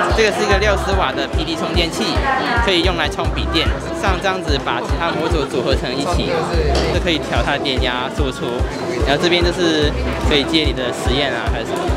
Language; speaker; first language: Chinese; non-native, local second language; Cantonese